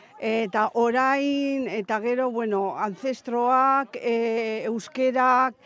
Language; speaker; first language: Basque; non-native, local second language; Spanish